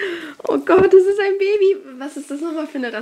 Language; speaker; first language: German; native; German